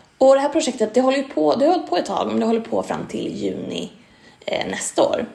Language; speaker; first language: Swedish; native; Swedish